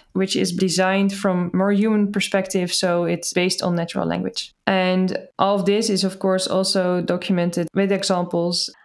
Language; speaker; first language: English; non-native, fluent; Dutch